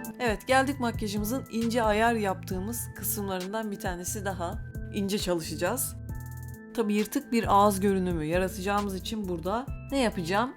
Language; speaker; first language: Turkish; native; Turkish